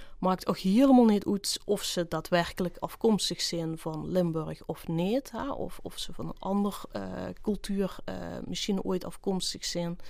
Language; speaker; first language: Dutch; native; Dutch